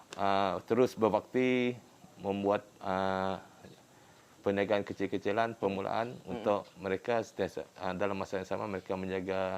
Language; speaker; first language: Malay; non-native, local second language; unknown